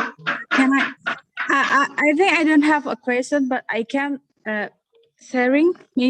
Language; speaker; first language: English; non-native, learner; Indonesian